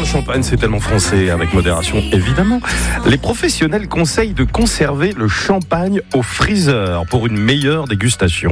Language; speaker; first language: French; native; French